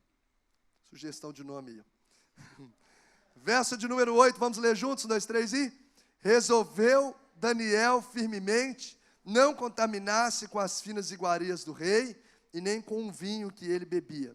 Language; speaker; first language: Portuguese; native; Portuguese